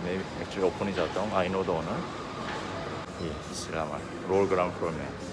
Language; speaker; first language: Hindi; non-native, fluent; Korean